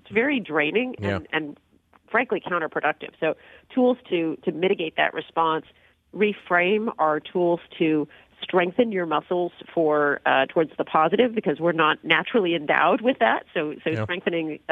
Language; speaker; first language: English; native; English